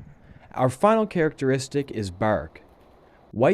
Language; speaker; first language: English; native; English